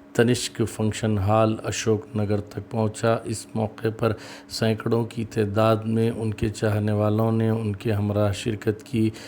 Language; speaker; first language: Urdu; native; Urdu